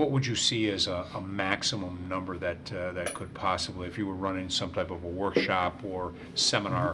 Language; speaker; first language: English; non-native, fluent; German